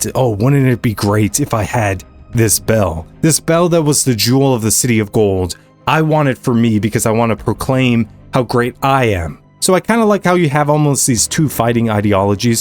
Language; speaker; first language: English; native; English